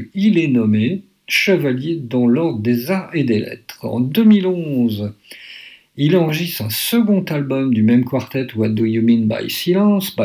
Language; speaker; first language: French; native; French